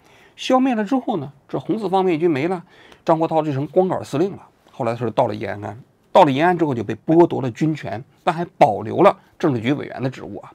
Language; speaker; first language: Chinese; native; Chinese